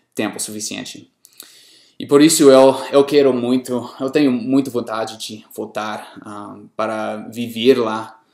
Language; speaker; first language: Portuguese; non-native, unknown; English